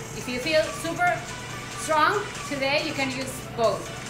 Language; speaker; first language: English; non-native, fluent; Spanish